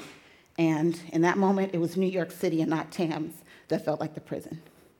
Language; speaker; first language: English; native; English